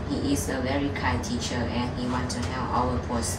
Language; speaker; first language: English; non-native, learner; Hmong